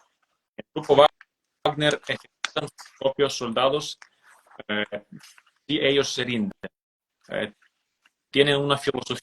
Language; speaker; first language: Spanish; non-native, fluent; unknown